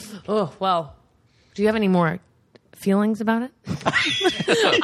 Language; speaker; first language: English; native; English